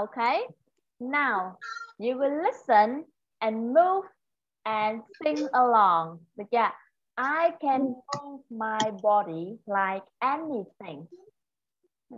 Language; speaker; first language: English; non-native, fluent; Vietnamese